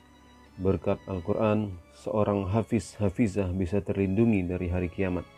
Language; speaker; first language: Indonesian; native; Indonesian